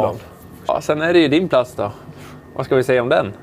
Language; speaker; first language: Swedish; native; Swedish